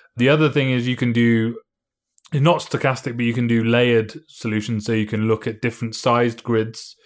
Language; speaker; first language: English; native; English